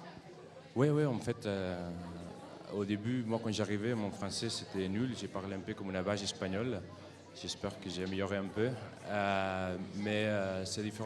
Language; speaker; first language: French; non-native, fluent; Catalan